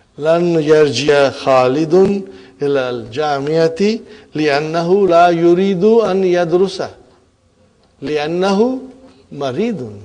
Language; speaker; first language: Arabic; non-native, fluent; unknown